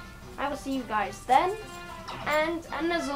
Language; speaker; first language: English; native; English